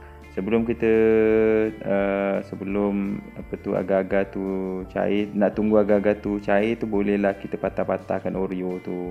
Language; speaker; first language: Malay; native; Malay